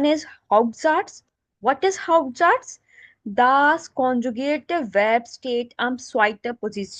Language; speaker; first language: German; non-native, fluent; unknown